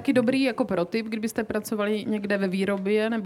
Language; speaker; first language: Czech; native; Czech